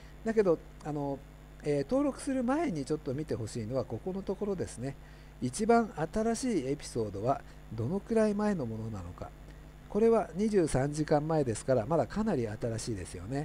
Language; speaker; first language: Japanese; native; Japanese